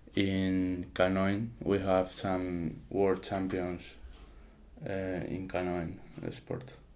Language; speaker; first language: English; non-native, learner; Spanish